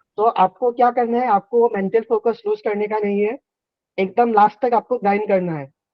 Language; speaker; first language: Hindi; non-native, local second language; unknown